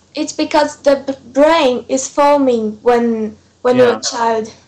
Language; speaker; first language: English; non-native, fluent; Portuguese